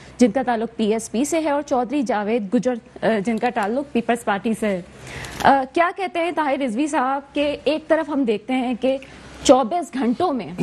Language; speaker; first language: Urdu; native; Urdu